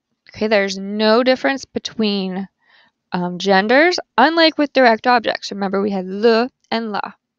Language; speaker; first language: English; native; English